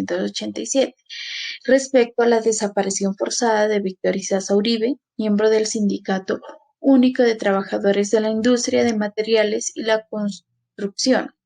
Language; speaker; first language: Spanish; native; Spanish